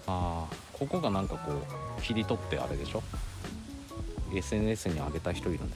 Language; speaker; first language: Japanese; native; Japanese